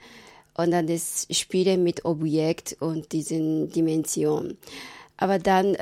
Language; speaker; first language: German; non-native, learner; Japanese